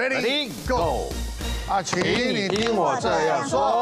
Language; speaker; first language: Chinese; native; Chinese